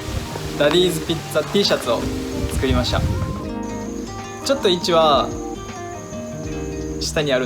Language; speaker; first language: Japanese; native; Japanese